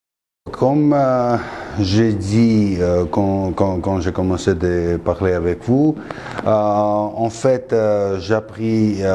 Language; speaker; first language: French; non-native, fluent; Georgian